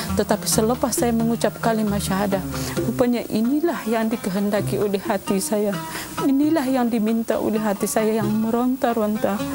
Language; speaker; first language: Malay; non-native, local second language; Central Dusun